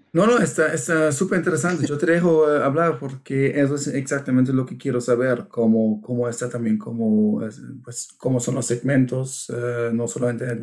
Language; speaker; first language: Spanish; non-native, fluent; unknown